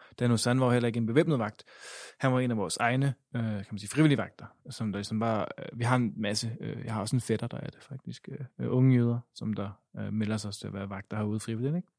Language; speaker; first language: Danish; native; Danish